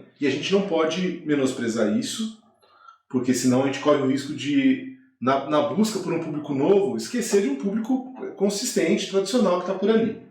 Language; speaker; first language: Portuguese; native; Portuguese